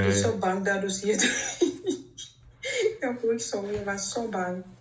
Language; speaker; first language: Danish; non-native, local second language; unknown